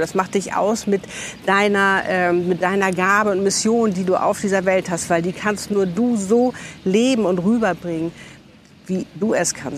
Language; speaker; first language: German; native; German